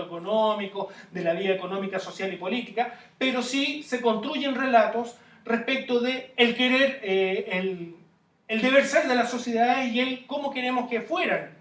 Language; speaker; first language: Spanish; native; Spanish